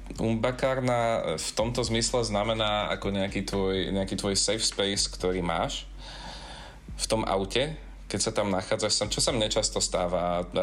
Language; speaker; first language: Slovak; native; Slovak